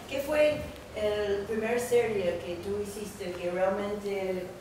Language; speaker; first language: Spanish; non-native, fluent; English